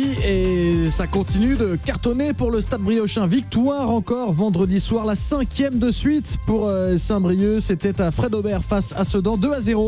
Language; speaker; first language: French; native; French